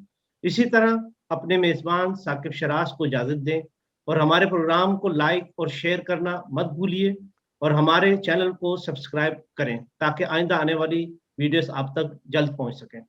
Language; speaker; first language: Urdu; native; Urdu